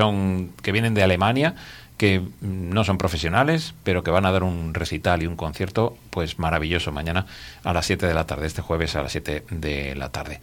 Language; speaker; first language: Spanish; native; Spanish